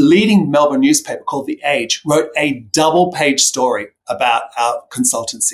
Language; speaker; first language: English; native; English